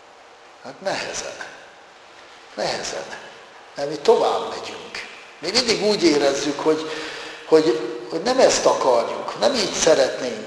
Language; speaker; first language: Hungarian; native; Hungarian